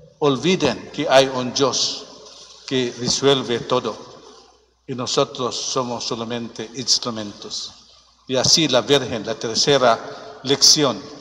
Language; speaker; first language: Spanish; non-native, fluent; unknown